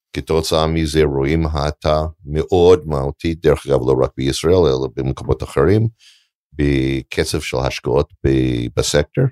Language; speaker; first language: Hebrew; non-native, fluent; English